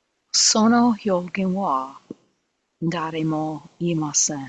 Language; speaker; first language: Japanese; non-native, learner; English